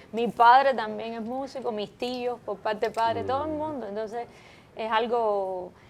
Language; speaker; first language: Spanish; native; Spanish